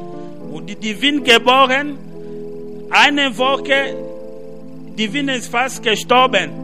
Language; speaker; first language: German; non-native, learner; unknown